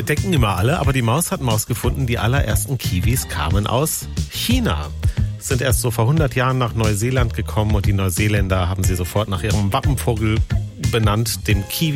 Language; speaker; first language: German; native; German